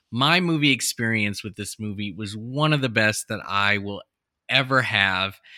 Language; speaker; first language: English; native; English